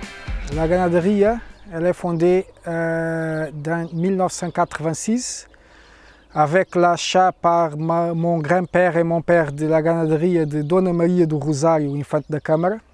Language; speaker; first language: French; non-native, fluent; Portuguese